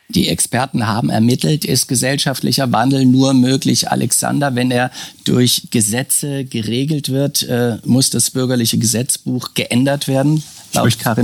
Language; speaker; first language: German; native; German